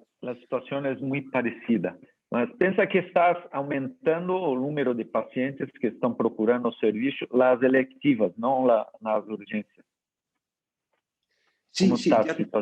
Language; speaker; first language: Spanish; non-native, fluent; Portuguese